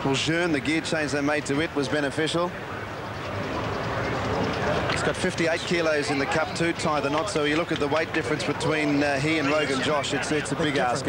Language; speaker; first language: English; native; English